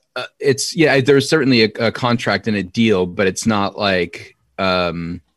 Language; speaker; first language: English; native; English